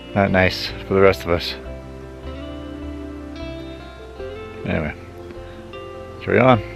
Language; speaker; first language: English; native; English